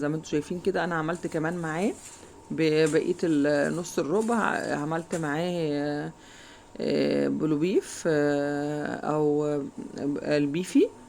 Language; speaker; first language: Arabic; native; Arabic